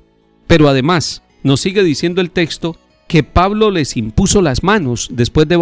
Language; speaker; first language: Spanish; native; Spanish